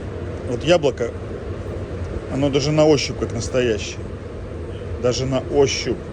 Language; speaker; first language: Russian; native; Russian